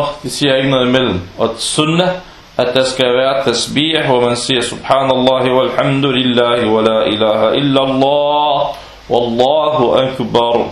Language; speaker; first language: Danish; early bilingual, other home language; Arabic